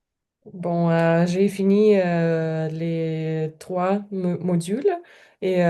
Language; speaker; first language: French; non-native, learner; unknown